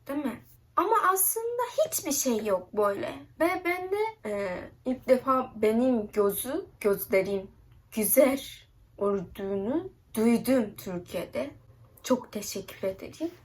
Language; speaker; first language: Turkish; non-native, learner; Japanese